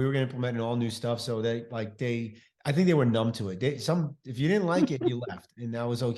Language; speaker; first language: English; native; English